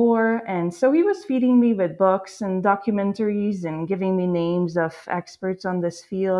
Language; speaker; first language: English; non-native, fluent; Hungarian